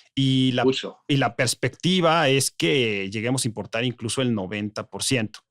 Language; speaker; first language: Spanish; native; Spanish